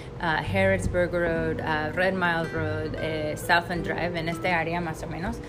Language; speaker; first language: Spanish; non-native, fluent; English